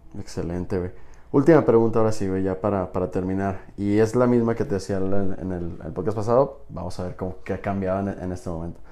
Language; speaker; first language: Spanish; native; Spanish